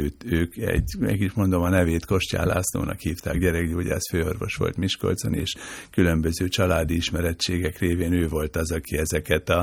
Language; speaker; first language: Hungarian; native; Hungarian